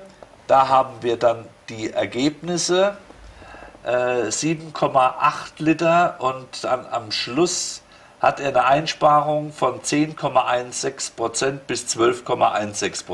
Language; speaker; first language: German; native; German